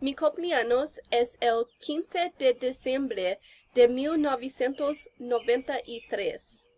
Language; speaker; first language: Spanish; non-native, learner; English